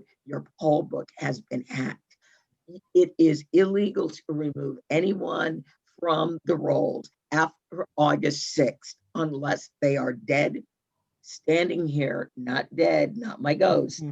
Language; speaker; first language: English; native; English